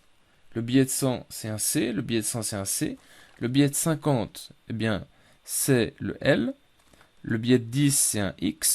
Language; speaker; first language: French; native; French